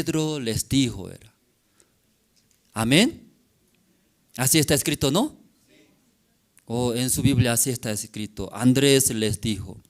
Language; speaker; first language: Spanish; non-native, learner; Korean